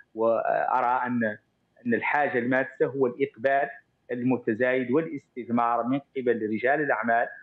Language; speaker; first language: Arabic; native; Arabic